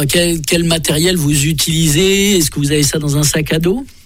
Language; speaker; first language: French; native; French